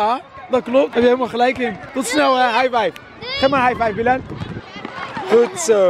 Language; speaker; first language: Dutch; native; Dutch